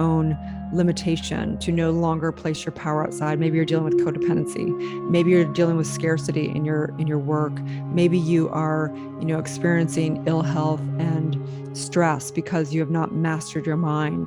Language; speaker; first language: English; native; English